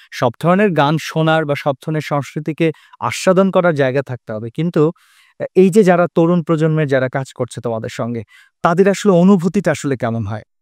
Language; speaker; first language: Bangla; native; Bangla